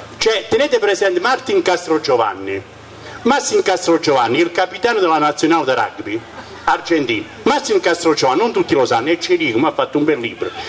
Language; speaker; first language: Italian; native; Italian